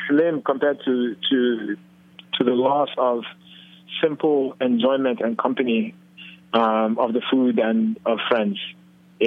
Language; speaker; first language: English; non-native, local second language; Yoruba